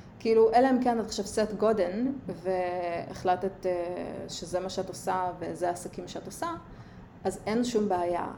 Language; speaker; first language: Hebrew; early bilingual, other home language; Russian